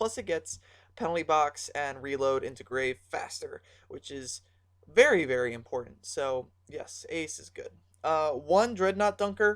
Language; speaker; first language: English; native; English